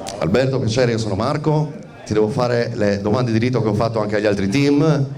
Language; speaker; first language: Italian; native; Italian